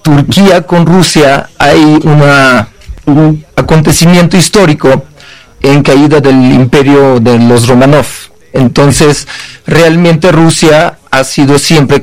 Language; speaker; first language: Spanish; non-native, fluent; Uzbek